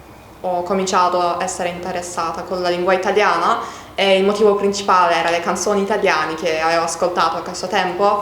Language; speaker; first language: Italian; non-native, learner; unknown